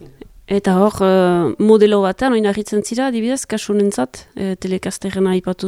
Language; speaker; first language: Basque; native; Basque